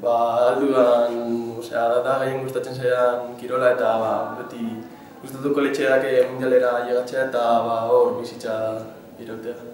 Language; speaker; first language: Basque; non-native, local second language; Spanish